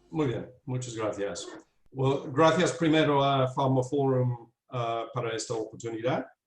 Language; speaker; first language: Spanish; non-native, fluent; English